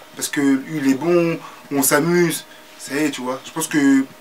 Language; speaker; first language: French; native; French